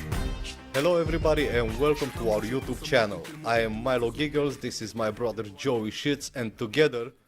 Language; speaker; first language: English; non-native, fluent; Romanian